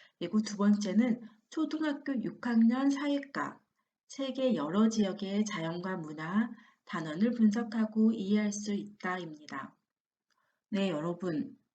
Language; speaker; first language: Korean; native; Korean